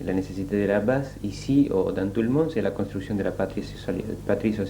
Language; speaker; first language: French; non-native, learner; Spanish